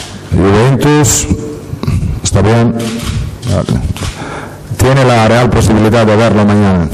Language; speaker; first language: Spanish; non-native, fluent; Italian